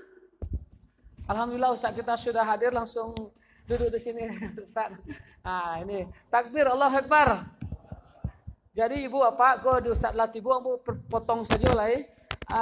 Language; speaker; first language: Indonesian; non-native, local second language; Minangkabau